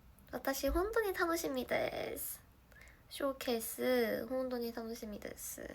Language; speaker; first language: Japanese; non-native, learner; Korean